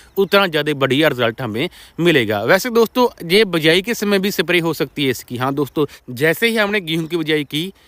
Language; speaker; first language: Hindi; non-native, local second language; Punjabi